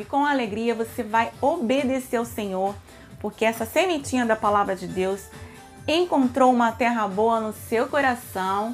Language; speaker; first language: Portuguese; native; Portuguese